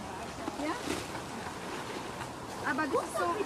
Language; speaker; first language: German; non-native, learner; Filipino